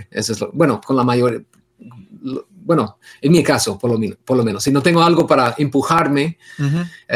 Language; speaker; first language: Spanish; non-native, fluent; English